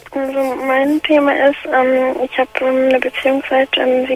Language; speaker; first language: German; early bilingual, other home language; Arabic